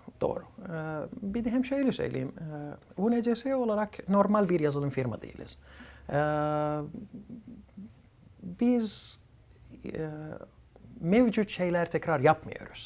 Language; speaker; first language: Turkish; early bilingual, other home language; Arabic